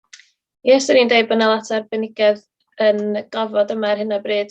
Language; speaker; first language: Welsh; native; Welsh